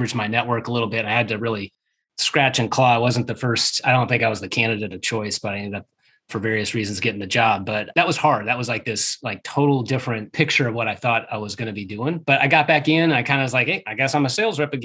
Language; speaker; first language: English; native; English